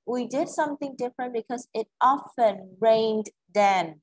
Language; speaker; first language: English; non-native, fluent; Vietnamese